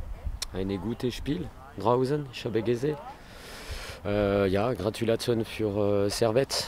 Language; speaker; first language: German; non-native, learner; French